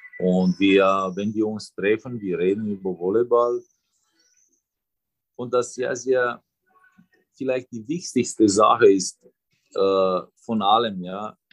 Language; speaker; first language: German; non-native, fluent; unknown